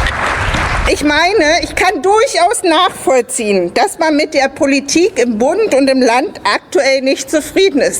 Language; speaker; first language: German; native; German